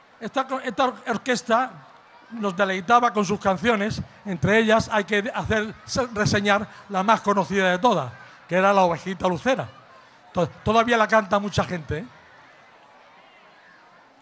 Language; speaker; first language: Spanish; native; Spanish